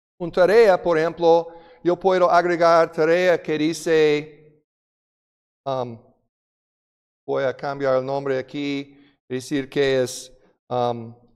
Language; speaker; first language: Spanish; non-native, fluent; English